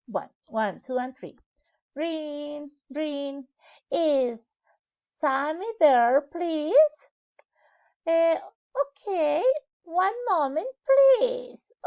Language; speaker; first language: English; non-native, learner; Spanish